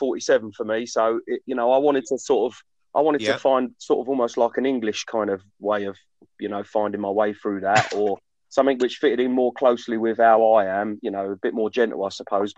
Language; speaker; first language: English; native; English